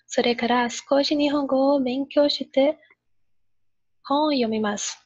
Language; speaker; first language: Japanese; non-native, learner; Portuguese